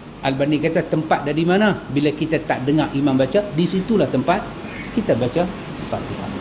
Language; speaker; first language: Malay; native; Malay